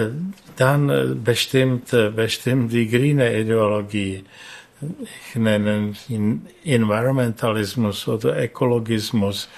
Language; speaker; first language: German; non-native, fluent; Czech